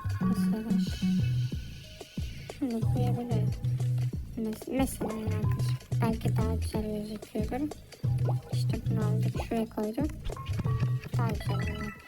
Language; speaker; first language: Turkish; early bilingual, heritage; Turkish